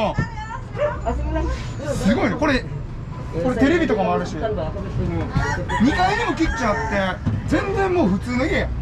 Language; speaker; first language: Japanese; native; Japanese